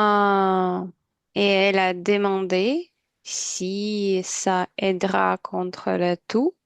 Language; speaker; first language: French; non-native, learner; Ukrainian